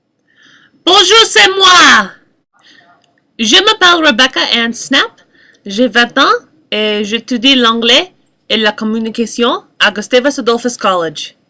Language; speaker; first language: French; non-native, learner; English